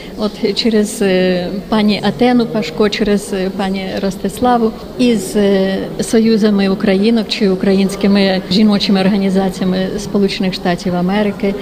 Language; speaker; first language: Ukrainian; native; Ukrainian